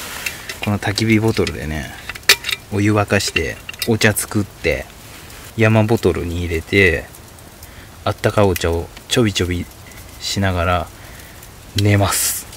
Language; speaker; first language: Japanese; native; Japanese